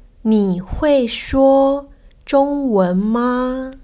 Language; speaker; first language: Chinese; non-native, fluent; Spanish